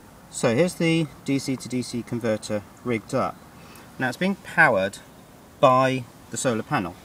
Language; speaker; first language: English; native; English